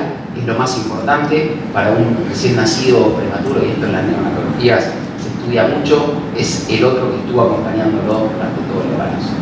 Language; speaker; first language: Spanish; early bilingual, other home language; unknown